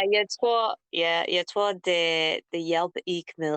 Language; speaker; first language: Danish; non-native, learner; English